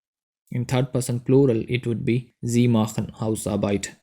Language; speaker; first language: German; non-native, fluent; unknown